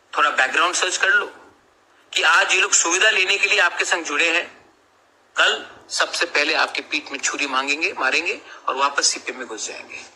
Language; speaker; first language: Hindi; non-native, local second language; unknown